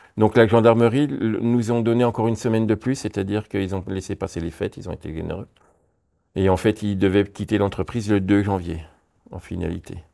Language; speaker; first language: French; native; French